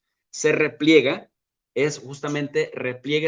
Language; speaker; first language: Spanish; native; Spanish